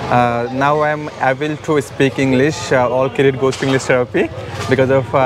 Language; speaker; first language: English; non-native, learner; Bangla